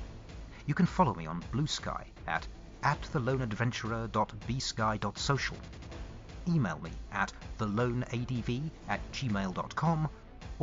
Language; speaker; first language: English; native; English